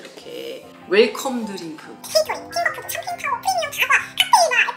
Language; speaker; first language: Korean; native; Korean